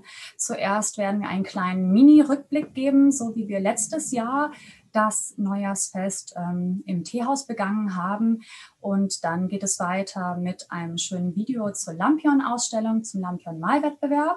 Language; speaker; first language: German; native; German